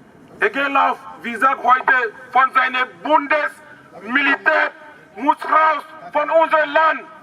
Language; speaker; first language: German; non-native, learner; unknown